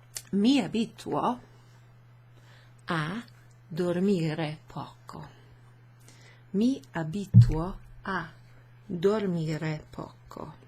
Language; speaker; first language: Italian; non-native, fluent; English